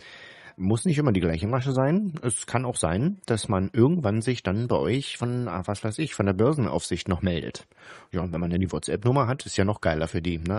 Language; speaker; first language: German; native; German